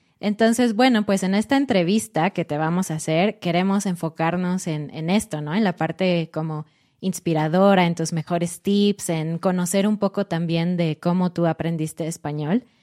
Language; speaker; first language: Spanish; native; Spanish